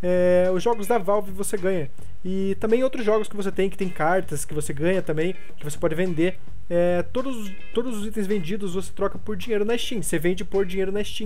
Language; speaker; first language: Portuguese; native; Portuguese